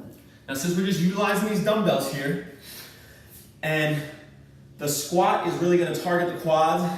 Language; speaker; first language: English; native; English